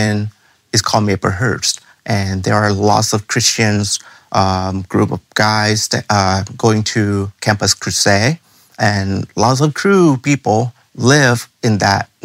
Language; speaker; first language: English; non-native, fluent; Thai